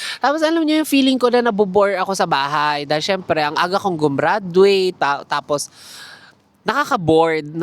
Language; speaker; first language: Filipino; native; Filipino